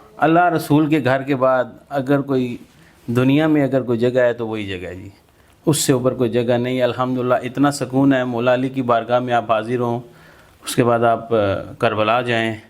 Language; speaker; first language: Urdu; non-native, local second language; Punjabi